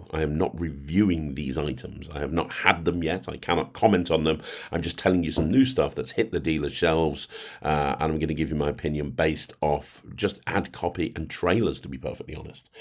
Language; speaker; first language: English; native; English